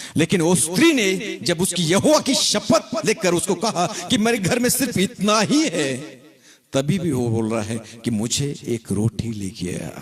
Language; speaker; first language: Hindi; non-native, local second language; Marathi